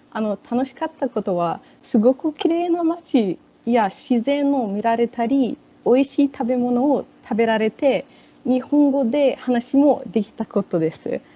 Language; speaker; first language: Japanese; non-native, fluent; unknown